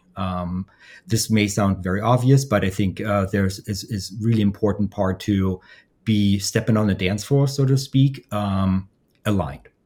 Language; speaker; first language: English; non-native, fluent; German